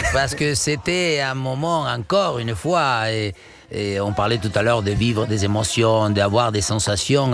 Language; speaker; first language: French; non-native, fluent; Spanish